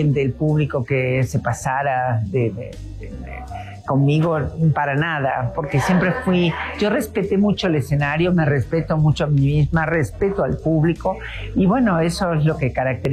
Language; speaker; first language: Spanish; native; Spanish